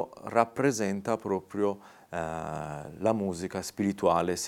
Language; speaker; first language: Italian; non-native, fluent; Persian